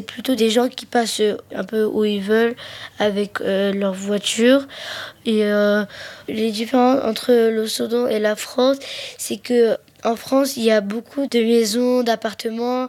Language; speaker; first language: French; early bilingual, other home language; Arabic